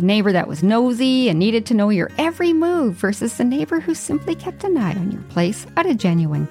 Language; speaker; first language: English; native; English